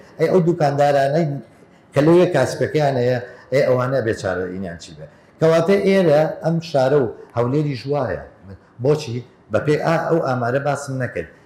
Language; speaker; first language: Central Kurdish; native; Central Kurdish